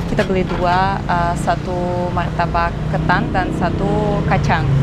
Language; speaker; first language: Indonesian; non-native, fluent; Russian